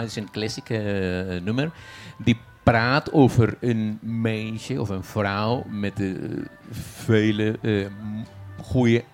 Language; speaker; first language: Dutch; non-native, fluent; Spanish